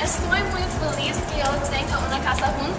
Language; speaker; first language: Spanish; non-native, learner; English